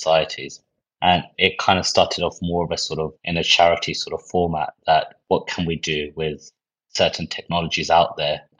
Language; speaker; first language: English; native; English